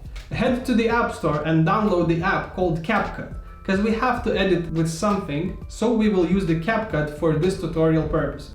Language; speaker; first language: English; non-native, fluent; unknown